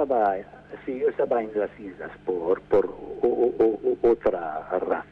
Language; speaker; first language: Spanish; non-native, fluent; English